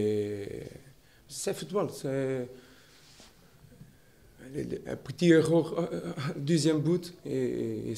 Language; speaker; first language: French; non-native, learner; Portuguese